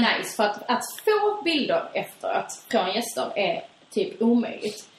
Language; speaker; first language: Swedish; native; Swedish